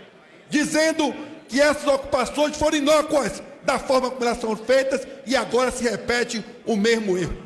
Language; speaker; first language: Portuguese; native; Portuguese